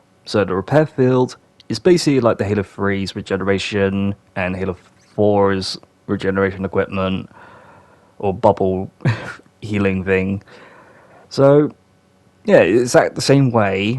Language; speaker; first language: English; native; English